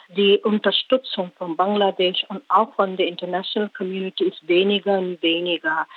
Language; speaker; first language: German; non-native, learner; Rohingya